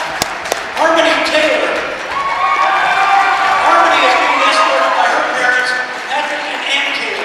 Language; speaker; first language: English; native; English